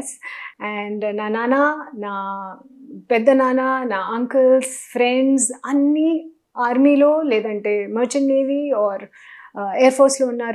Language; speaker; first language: Telugu; non-native, local second language; Hindi